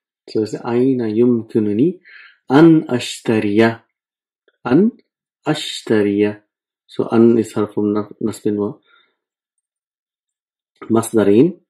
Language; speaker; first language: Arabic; non-native, fluent; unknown